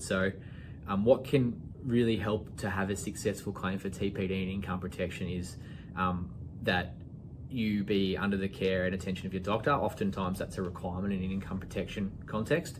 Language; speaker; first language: English; native; English